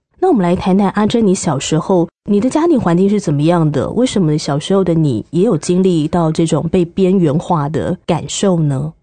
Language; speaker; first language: Chinese; native; Chinese